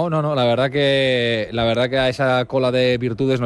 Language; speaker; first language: Spanish; native; Spanish